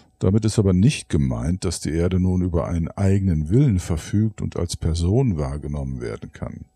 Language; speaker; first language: German; native; German